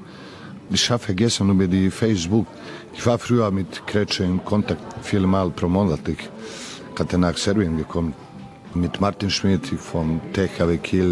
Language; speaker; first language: German; non-native, learner; Serbian